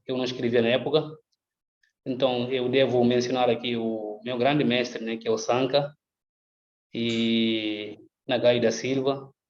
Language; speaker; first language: Portuguese; non-native, local second language; Upper Guinea Crioulo